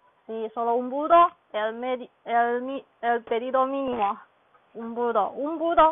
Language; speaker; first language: Spanish; non-native, learner; Chinese